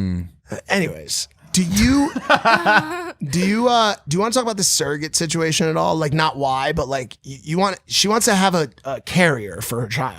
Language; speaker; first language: English; native; English